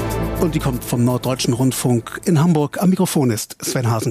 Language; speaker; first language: German; native; German